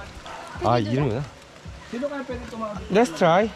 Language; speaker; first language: English; non-native, learner; Korean